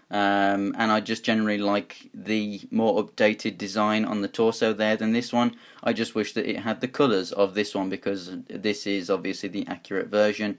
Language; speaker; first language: English; native; English